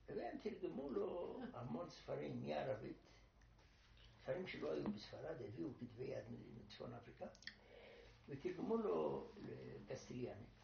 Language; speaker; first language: Hebrew; non-native, fluent; Romanian